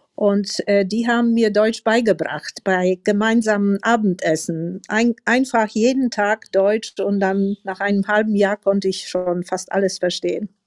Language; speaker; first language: German; non-native, fluent; Polish